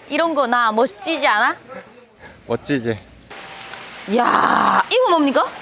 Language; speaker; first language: Korean; native; Korean